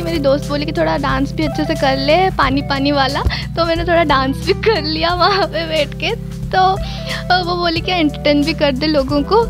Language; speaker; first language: Hindi; native; Hindi